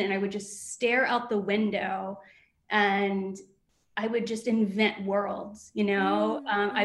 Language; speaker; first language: English; native; English